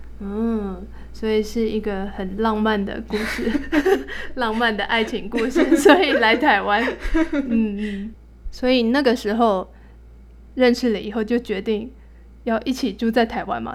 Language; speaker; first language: Chinese; native; Chinese